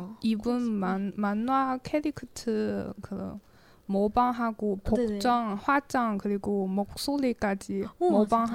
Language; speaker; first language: Korean; non-native, learner; Chinese